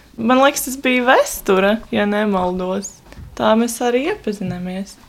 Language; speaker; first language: Latvian; non-native, local second language; Russian